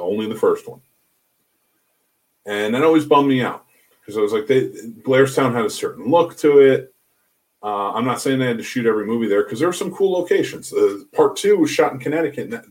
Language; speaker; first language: English; native; English